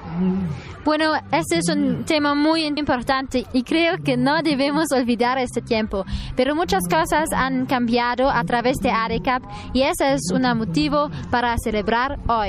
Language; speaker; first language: Spanish; non-native, learner; German